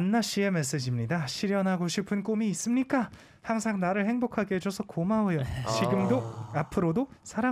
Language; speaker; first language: Korean; native; Korean